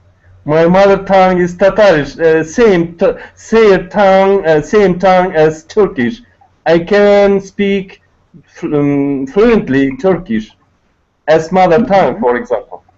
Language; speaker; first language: English; non-native, learner; Tatar